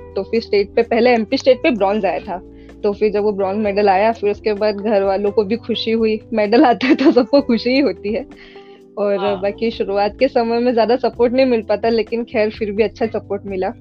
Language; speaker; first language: Hindi; native; Hindi